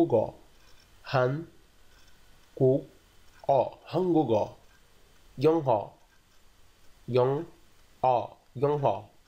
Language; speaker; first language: Korean; non-native, fluent; Portuguese